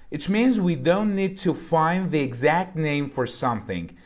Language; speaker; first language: English; non-native, fluent; Persian